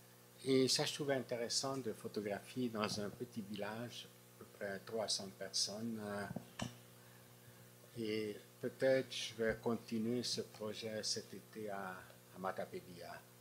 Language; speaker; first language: French; non-native, fluent; Hungarian